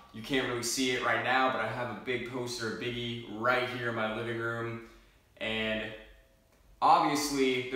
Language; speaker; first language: English; native; English